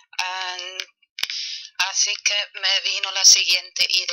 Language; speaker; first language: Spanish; non-native, fluent; German